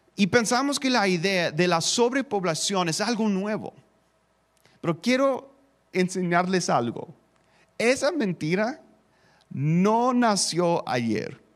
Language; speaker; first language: Spanish; non-native, fluent; English